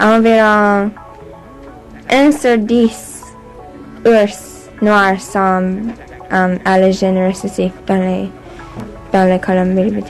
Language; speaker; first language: French; non-native, local second language; English